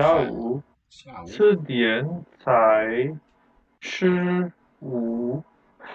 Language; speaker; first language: Chinese; non-native, learner; English